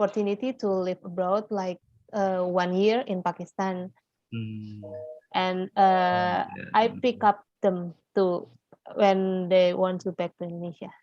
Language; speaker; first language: English; non-native, learner; Indonesian